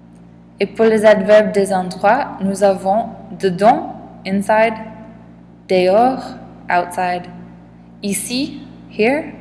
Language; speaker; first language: French; non-native, learner; English